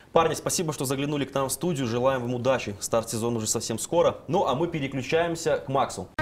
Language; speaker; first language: Russian; native; Russian